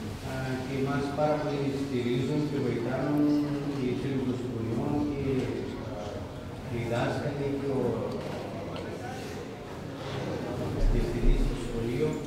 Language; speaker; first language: Greek; non-native, learner; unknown